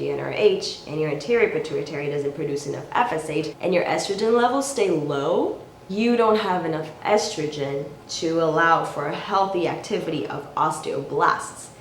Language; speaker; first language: English; native; English